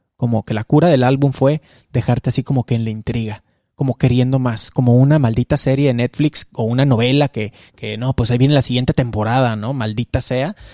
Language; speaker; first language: Spanish; native; Spanish